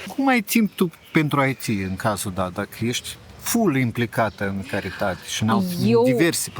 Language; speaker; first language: Romanian; native; Romanian